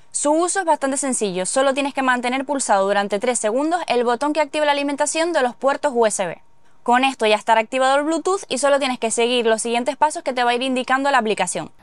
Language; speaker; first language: Spanish; native; Spanish